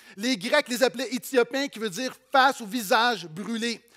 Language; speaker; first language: French; native; French